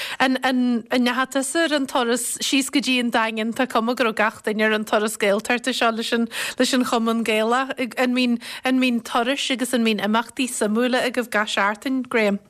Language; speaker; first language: Irish; native; Irish